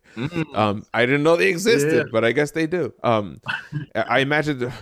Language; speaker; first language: English; native; English